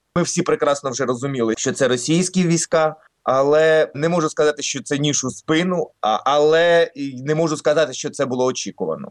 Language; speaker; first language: Ukrainian; non-native, local second language; Russian